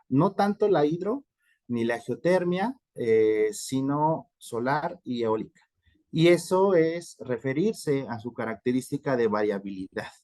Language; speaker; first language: Spanish; native; Spanish